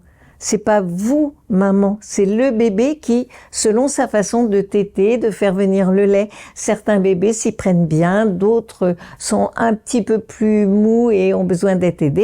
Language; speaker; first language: French; native; French